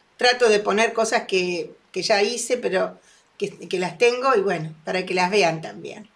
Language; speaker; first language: Spanish; native; Spanish